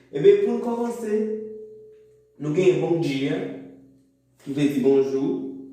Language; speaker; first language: French; non-native, local second language; Haitian Creole